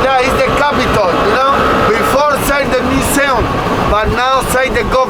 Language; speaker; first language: English; non-native, learner; Spanish